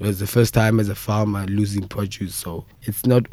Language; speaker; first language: English; non-native, local second language; Southern Sotho